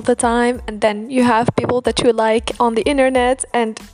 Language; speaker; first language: English; non-native, fluent; Arabic